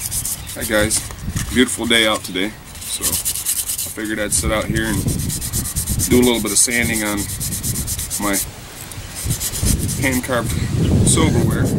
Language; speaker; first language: English; native; English